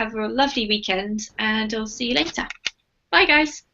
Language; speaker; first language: English; native; English